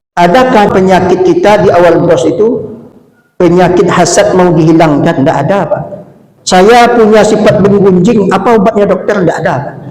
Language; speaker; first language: Malay; non-native, local second language; Minangkabau